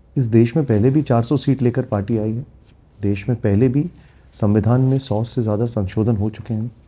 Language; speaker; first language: Hindi; native; Hindi